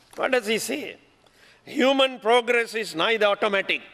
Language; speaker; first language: English; non-native, local second language; Sinhala